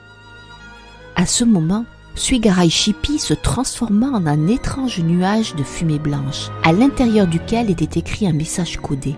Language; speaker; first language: French; native; French